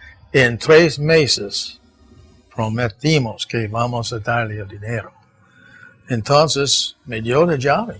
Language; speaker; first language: Spanish; non-native, fluent; English